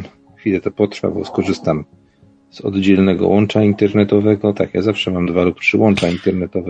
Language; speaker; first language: Polish; native; Polish